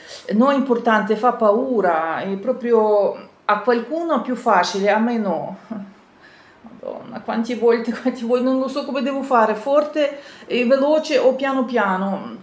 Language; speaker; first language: Italian; non-native, fluent; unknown